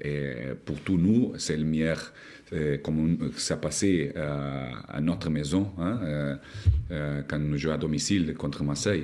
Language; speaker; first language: French; non-native, learner; Portuguese